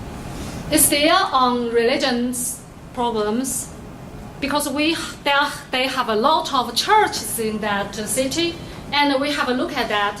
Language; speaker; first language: English; non-native, learner; Chinese